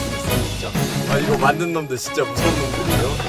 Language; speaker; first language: Korean; native; Korean